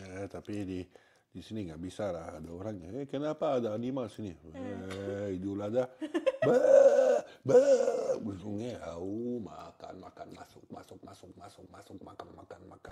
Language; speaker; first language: Indonesian; non-native, learner; French